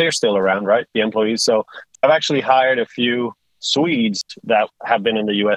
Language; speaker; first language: English; non-native, fluent; Spanish